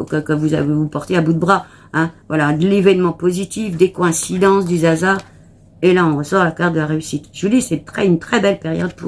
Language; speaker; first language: French; native; French